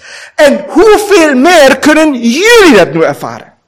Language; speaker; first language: Dutch; non-native, fluent; German